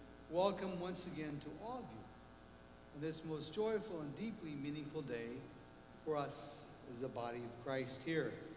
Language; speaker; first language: English; native; English